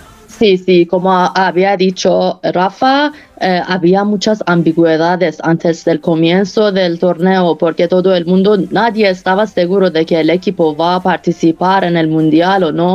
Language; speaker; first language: Spanish; non-native, fluent; Persian